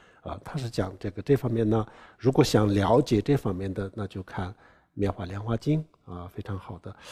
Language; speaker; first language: Chinese; non-native, local second language; Tibetan